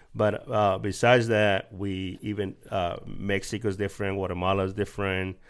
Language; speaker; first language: English; early bilingual, other home language; Spanish